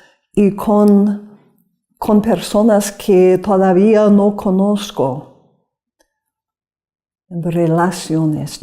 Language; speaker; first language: Spanish; non-native, learner; English